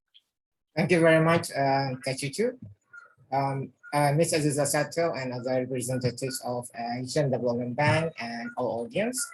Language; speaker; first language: English; non-native, fluent; Indonesian